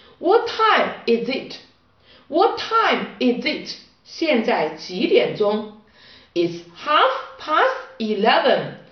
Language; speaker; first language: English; non-native, learner; Chinese